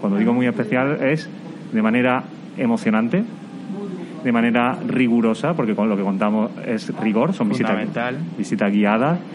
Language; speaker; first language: Spanish; native; Spanish